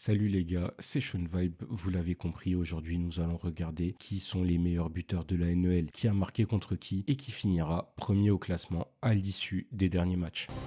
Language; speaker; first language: French; native; French